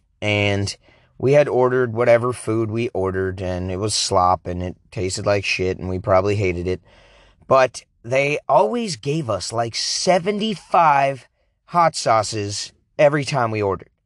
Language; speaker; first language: English; native; English